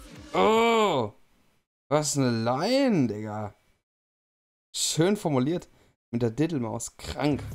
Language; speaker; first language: German; native; German